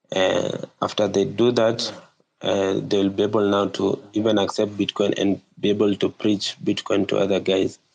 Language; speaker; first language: English; non-native, local second language; Kikuyu